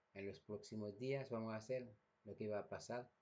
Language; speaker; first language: Spanish; non-native, fluent; Haitian Creole